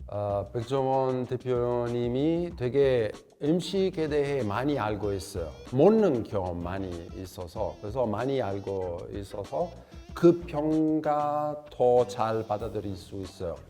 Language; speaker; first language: Korean; non-native, fluent; Italian